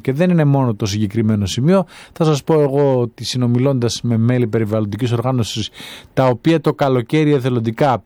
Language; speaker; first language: Greek; native; Greek